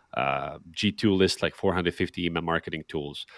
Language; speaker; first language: English; non-native, fluent; Estonian